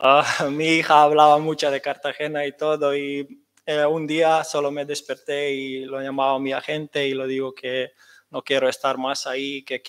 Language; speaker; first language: Spanish; non-native, fluent; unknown